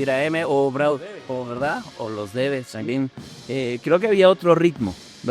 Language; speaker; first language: Spanish; native; Spanish